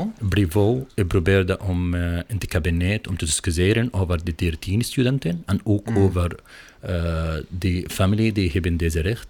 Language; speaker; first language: Dutch; non-native, learner; Arabic